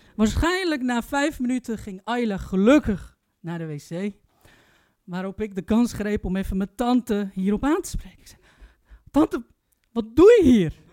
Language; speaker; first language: Dutch; early bilingual, other home language; Turkish